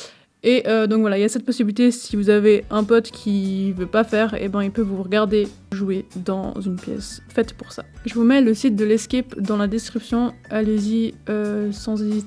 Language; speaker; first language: French; native; French